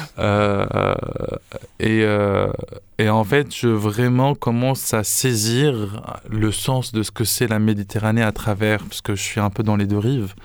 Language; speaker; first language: French; non-native, local second language; Arabic